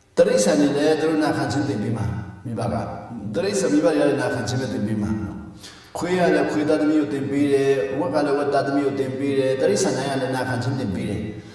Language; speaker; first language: Burmese; non-native, local second language; Hakha Chin